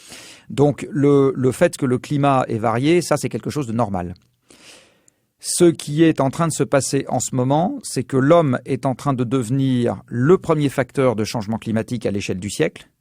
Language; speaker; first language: French; native; French